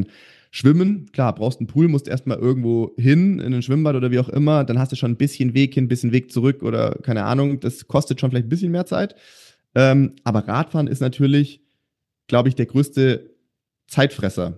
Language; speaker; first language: German; native; German